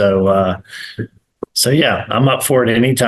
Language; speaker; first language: English; native; English